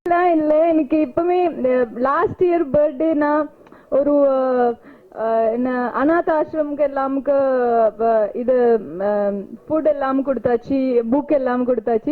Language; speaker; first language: Tamil; non-native, learner; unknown